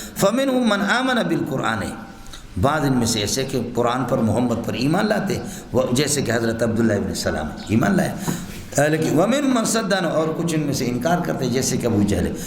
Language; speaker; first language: Urdu; non-native, local second language; Brahui